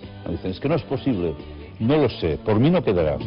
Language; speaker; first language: Spanish; native; Spanish